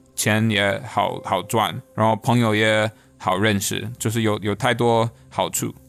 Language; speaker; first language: Chinese; non-native, fluent; English